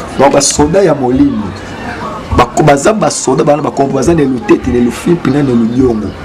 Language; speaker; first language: Lingala; non-native, local second language; Kongo